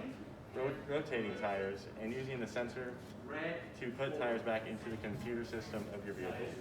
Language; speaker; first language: English; native; English